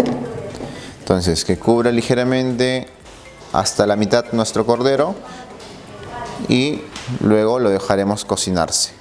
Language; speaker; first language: Spanish; native; Spanish